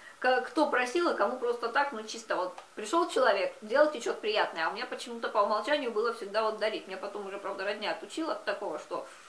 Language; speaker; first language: Russian; native; Russian